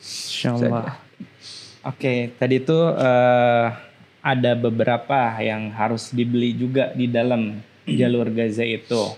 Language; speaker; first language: Indonesian; non-native, local second language; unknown